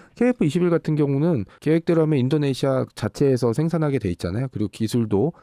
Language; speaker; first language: Korean; native; Korean